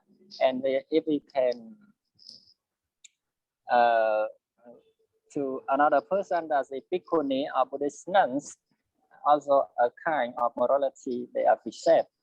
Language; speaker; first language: English; non-native, learner; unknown